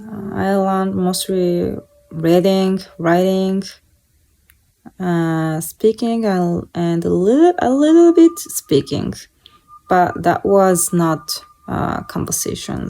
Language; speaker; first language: English; non-native, fluent; Japanese